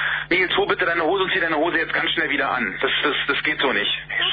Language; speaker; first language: German; native; German